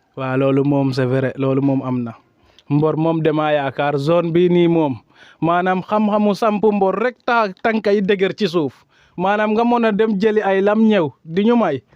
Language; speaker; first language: Wolof; non-native, local second language; Serer